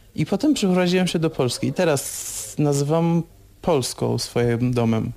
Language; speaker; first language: Polish; non-native, fluent; Persian